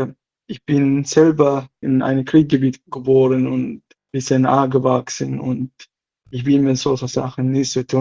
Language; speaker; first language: German; non-native, learner; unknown